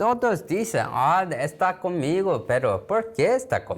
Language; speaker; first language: Spanish; non-native, learner; Korean